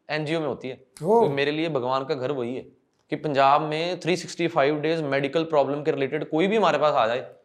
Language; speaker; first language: Hindi; non-native, local second language; Punjabi